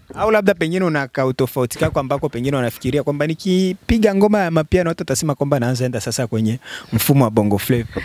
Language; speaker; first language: Swahili; native; Swahili